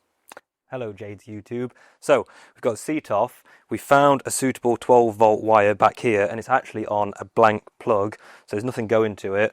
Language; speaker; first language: English; native; English